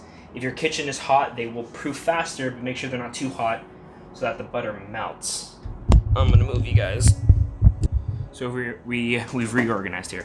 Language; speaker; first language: English; native; English